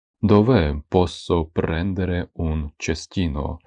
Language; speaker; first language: Italian; non-native, fluent; Ukrainian